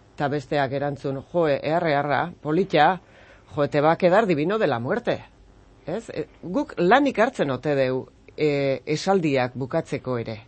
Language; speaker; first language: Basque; native; Basque